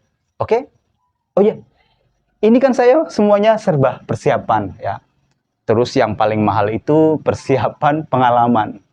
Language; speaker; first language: Indonesian; native; Indonesian